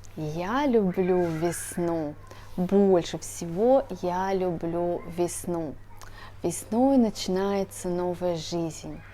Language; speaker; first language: Russian; native; Russian